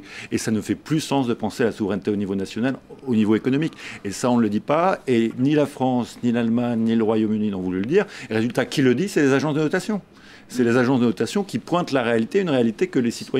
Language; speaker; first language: French; native; French